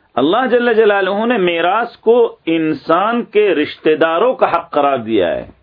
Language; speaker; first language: Urdu; native; Urdu